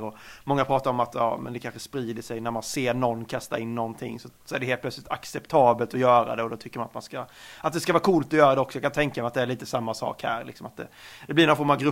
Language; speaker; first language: Swedish; native; Swedish